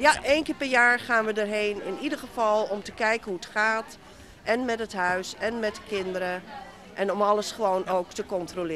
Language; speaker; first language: Dutch; non-native, local second language; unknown